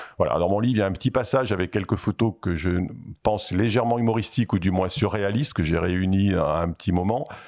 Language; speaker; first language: French; native; French